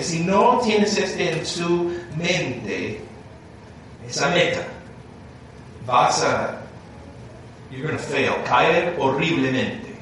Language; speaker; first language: Spanish; non-native, learner; English